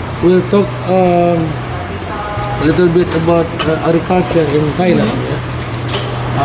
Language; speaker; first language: English; non-native, learner; Indonesian